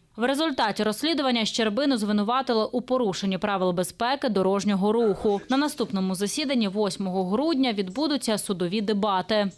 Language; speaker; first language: Ukrainian; native; Ukrainian